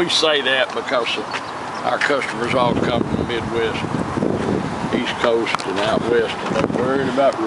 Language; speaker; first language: English; native; English